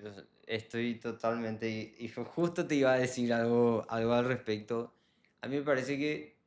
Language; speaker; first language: Spanish; native; Spanish